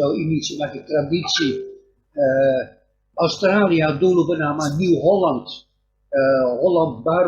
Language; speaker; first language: Indonesian; non-native, fluent; Dutch